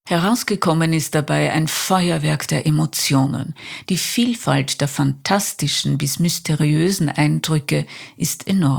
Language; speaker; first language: German; native; German